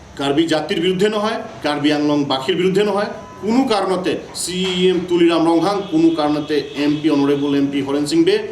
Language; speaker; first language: Assamese; non-native, local second language; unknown